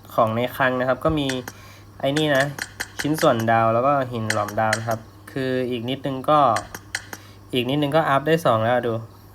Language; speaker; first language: Thai; native; Thai